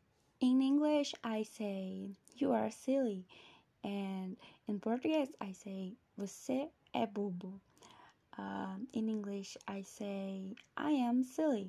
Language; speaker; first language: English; non-native, fluent; Portuguese